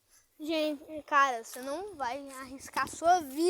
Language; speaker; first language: Portuguese; native; Portuguese